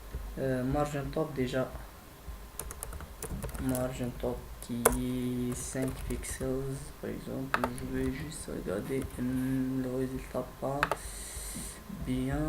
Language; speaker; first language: French; non-native, fluent; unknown